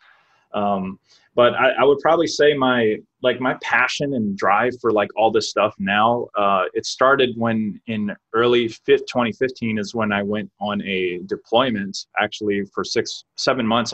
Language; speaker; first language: English; native; English